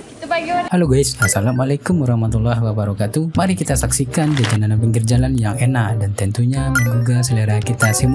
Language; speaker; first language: Indonesian; native; Indonesian